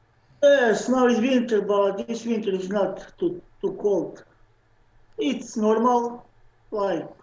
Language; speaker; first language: English; non-native, learner; Slovenian